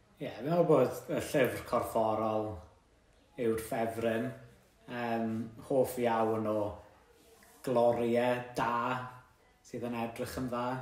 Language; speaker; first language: Welsh; native; Welsh